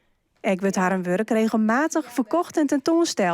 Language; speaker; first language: Dutch; non-native, local second language; Western Frisian